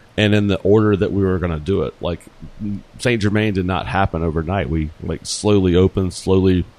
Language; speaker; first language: English; native; English